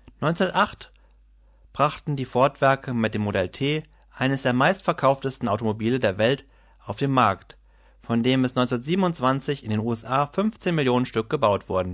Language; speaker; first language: German; native; German